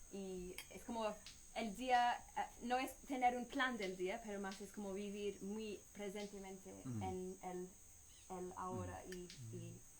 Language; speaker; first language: Spanish; non-native, fluent; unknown